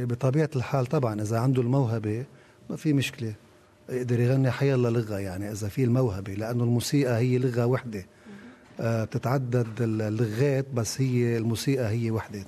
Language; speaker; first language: Arabic; native; Arabic